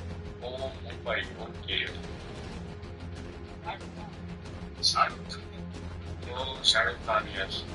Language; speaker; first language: English; non-native, fluent; Khasi